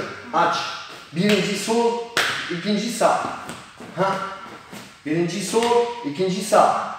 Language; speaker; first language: Turkish; non-native, learner; Polish